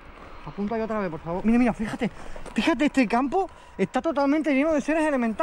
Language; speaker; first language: Spanish; native; Spanish